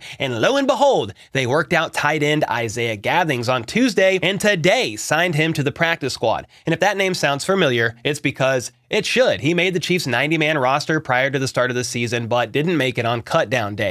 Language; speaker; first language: English; native; English